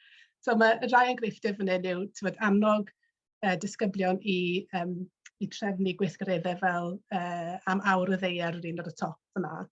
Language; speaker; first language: Welsh; native; Welsh